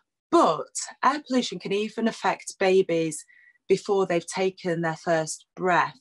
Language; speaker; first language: English; native; English